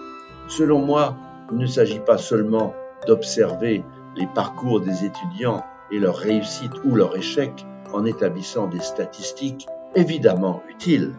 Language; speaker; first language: French; native; French